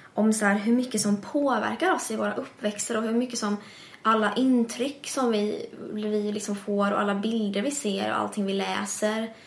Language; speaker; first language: Swedish; early bilingual, other home language; English